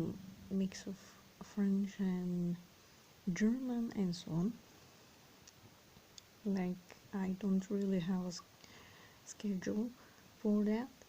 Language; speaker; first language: English; non-native, fluent; Serbian